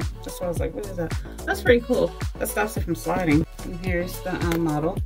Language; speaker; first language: English; native; English